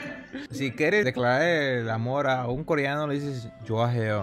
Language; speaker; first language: Spanish; non-native, fluent; English